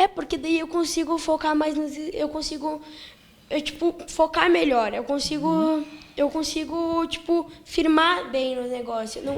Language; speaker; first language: Portuguese; native; Portuguese